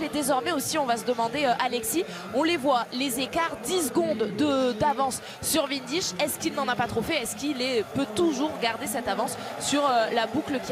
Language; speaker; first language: French; native; French